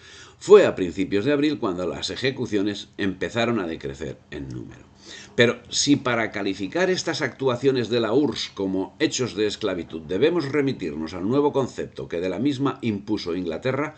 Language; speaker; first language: Spanish; native; Spanish